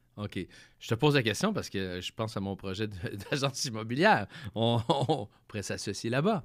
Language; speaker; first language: French; native; French